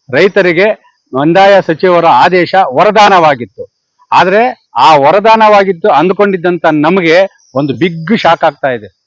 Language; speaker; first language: Kannada; native; Kannada